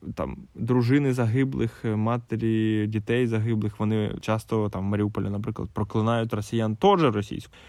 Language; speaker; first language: Ukrainian; non-native, local second language; Russian